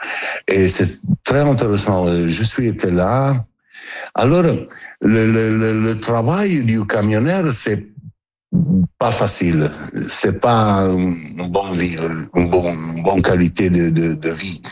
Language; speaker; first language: French; non-native, learner; Italian